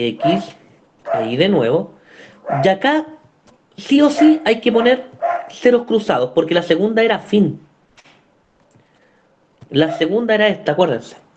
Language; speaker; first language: Spanish; native; Spanish